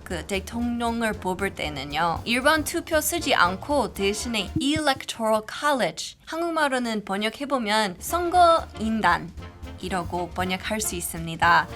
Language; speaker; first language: Korean; non-native, fluent; English